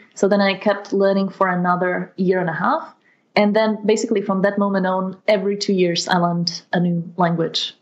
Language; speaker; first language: English; non-native, fluent; Slovak